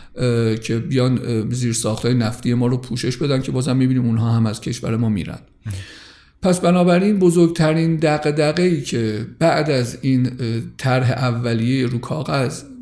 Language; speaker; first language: Persian; native; Persian